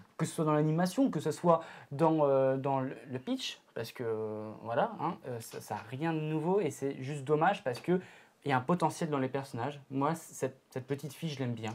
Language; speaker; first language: French; native; French